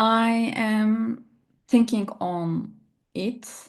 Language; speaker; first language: English; non-native, learner; Turkish